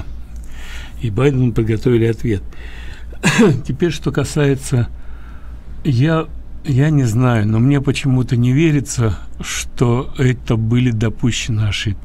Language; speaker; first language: Russian; native; Russian